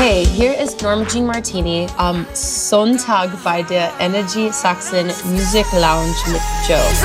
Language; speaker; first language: German; non-native, learner; English